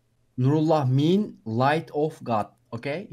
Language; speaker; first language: English; non-native, learner; Turkish